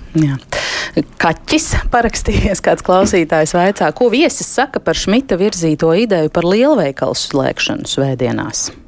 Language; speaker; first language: Latvian; native; Latvian